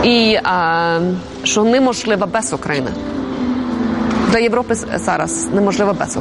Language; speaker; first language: Ukrainian; non-native, fluent; Swedish